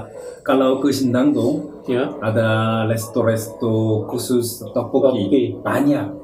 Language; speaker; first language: Indonesian; non-native, learner; Korean